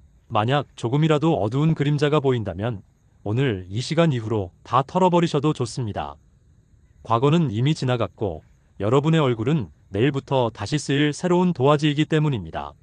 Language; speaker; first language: Korean; native; Korean